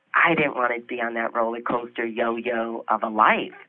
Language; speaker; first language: English; native; English